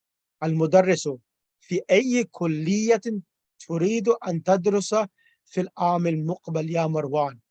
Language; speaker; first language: Arabic; non-native, fluent; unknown